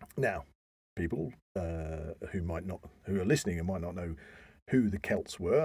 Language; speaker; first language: English; native; English